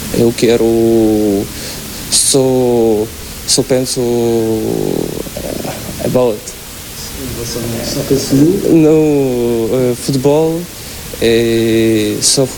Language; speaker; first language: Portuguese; non-native, learner; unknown